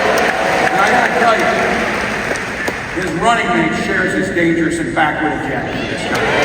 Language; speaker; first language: English; native; English